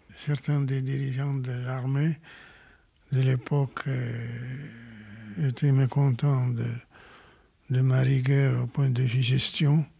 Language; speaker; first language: French; non-native, local second language; Arabic